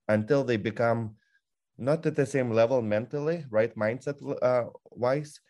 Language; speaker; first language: English; non-native, fluent; Lithuanian